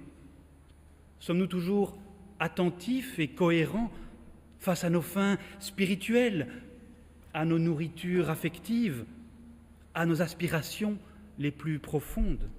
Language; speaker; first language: French; native; French